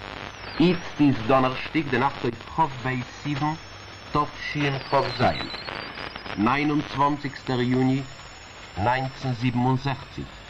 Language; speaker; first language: German; non-native, learner; Yiddish